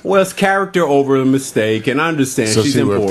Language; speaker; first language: English; native; English